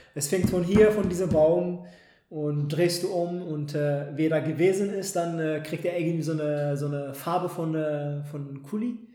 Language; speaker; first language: German; non-native, fluent; Amharic